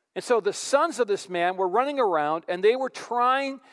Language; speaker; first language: English; native; English